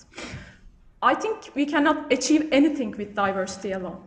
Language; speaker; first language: English; non-native, fluent; Turkish